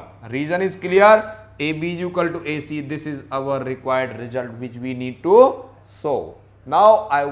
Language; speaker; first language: English; non-native, local second language; Hindi